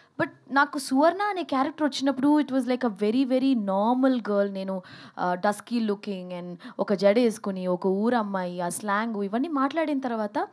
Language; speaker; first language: Telugu; early bilingual, heritage; Telugu